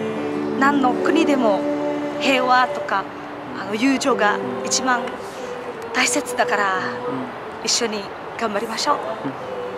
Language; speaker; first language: Japanese; non-native, fluent; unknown